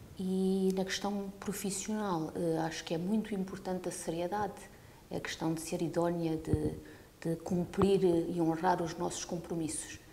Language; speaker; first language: Portuguese; early bilingual, heritage; Portuguese